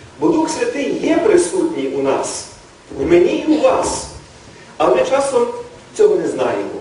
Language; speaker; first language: Ukrainian; native; Ukrainian